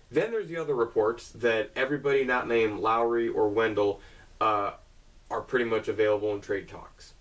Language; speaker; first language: English; native; English